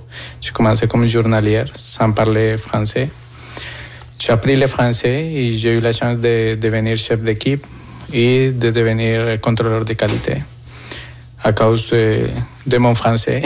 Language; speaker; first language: French; non-native, fluent; Spanish